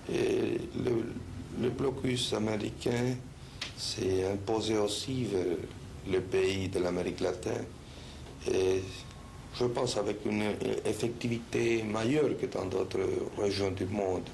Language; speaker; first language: French; non-native, fluent; Spanish